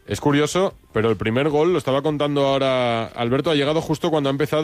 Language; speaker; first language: Spanish; native; Spanish